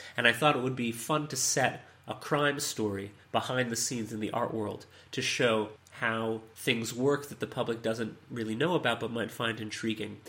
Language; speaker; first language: English; native; English